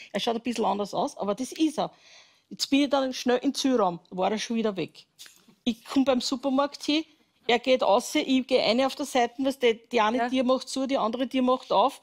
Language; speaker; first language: German; native; German